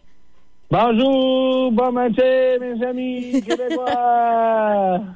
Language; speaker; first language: French; non-native, local second language; English